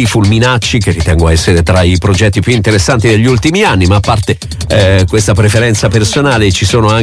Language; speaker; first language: Italian; native; Italian